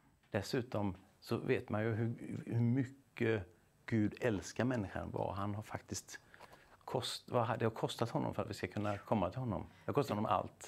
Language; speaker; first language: Swedish; native; Swedish